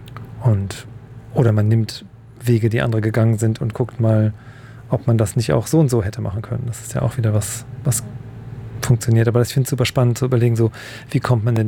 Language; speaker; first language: German; native; German